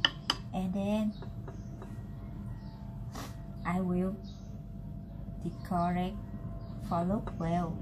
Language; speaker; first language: English; non-native, learner; Vietnamese